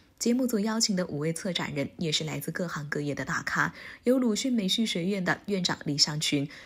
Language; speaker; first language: Chinese; native; Chinese